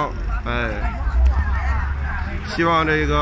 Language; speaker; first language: Chinese; native; Chinese